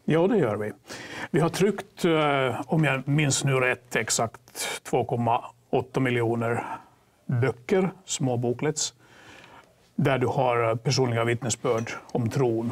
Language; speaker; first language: Swedish; non-native, fluent; Finnish